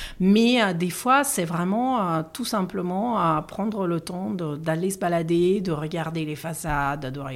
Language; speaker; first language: French; non-native, fluent; Italian